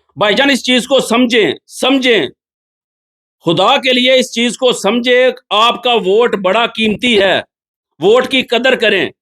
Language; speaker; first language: Urdu; non-native, local second language; Punjabi